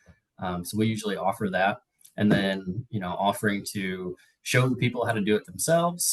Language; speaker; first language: English; native; English